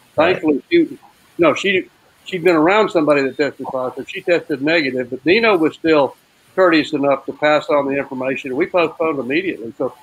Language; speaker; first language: English; native; English